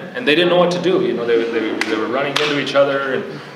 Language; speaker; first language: English; native; English